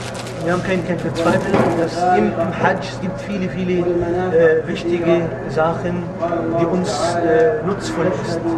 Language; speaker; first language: German; non-native, learner; Arabic